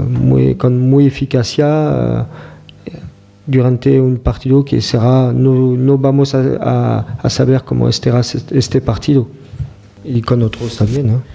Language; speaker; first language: Spanish; non-native, fluent; French